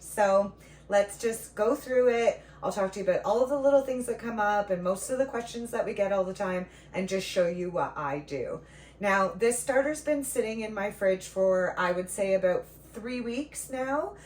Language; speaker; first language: English; native; English